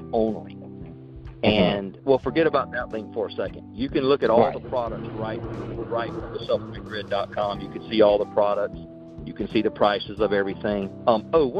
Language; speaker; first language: English; native; English